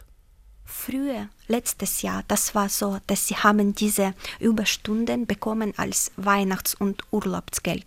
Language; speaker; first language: German; non-native, fluent; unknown